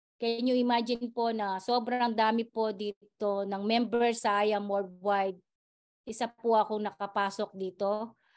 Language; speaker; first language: Filipino; native; Filipino